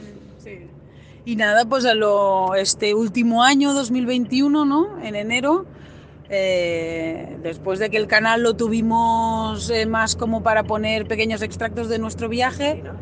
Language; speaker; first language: Spanish; native; Spanish